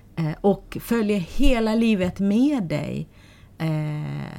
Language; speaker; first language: Swedish; non-native, fluent; Arabic